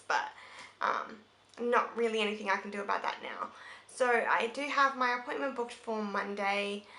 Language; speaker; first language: English; native; English